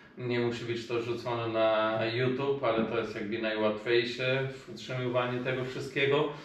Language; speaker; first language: Polish; non-native, fluent; Macedonian